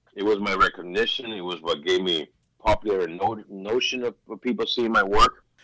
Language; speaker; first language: English; early bilingual, other home language; Spanish